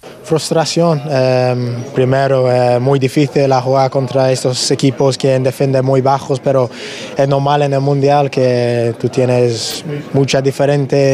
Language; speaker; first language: Spanish; non-native, learner; English